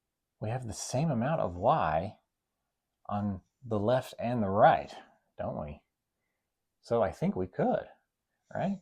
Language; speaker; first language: English; native; English